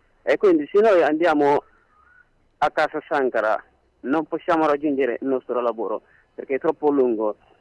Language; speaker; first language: Italian; non-native, learner; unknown